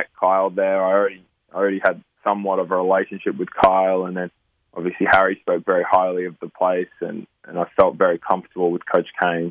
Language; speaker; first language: English; native; English